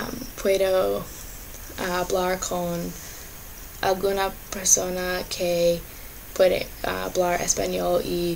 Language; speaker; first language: Spanish; non-native, learner; English